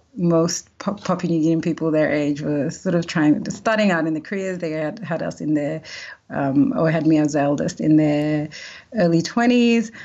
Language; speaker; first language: English; early bilingual, other home language; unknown